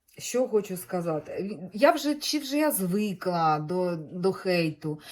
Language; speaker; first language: Ukrainian; native; Ukrainian